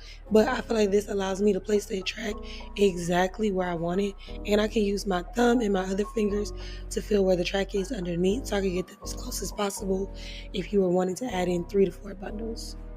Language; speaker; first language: English; native; English